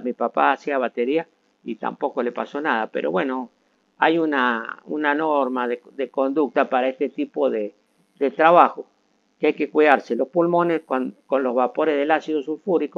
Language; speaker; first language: Spanish; native; Spanish